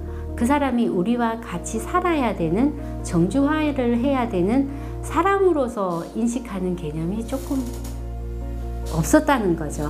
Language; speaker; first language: Korean; native; Korean